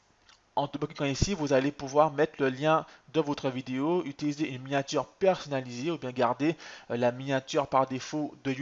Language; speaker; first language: French; native; French